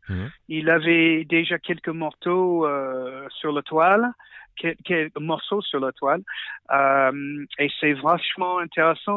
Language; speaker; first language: French; non-native, fluent; English